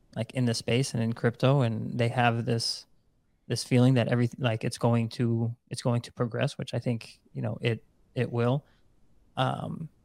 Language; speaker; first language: English; non-native, fluent; Dutch